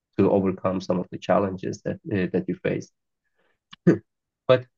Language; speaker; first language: English; non-native, fluent; Azerbaijani